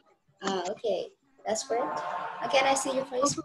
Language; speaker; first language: English; non-native, fluent; Vietnamese